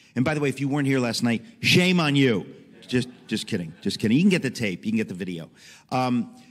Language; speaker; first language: English; native; English